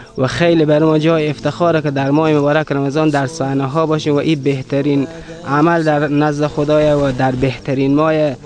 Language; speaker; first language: Persian; native; Persian